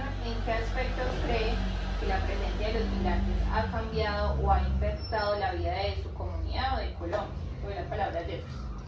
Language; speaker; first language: Spanish; native; Spanish